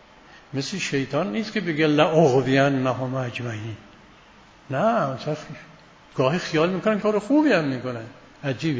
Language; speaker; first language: Persian; native; Persian